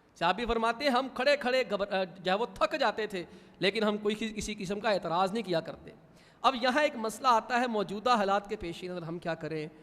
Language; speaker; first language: Urdu; non-native, local second language; Punjabi